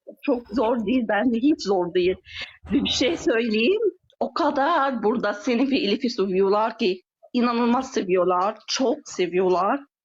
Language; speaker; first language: Turkish; non-native, fluent; Arabic